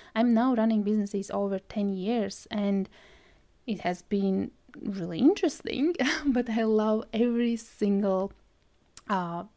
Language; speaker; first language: English; non-native, fluent; Latvian